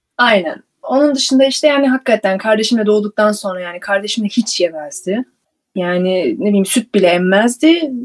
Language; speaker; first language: Turkish; early bilingual, heritage; Turkish